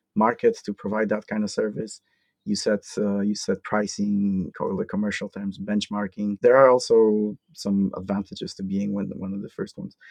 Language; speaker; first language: English; non-native, fluent; Polish